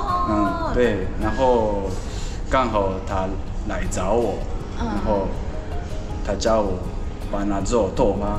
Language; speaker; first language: Chinese; non-native, learner; Japanese